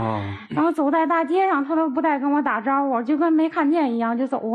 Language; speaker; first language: Chinese; native; Chinese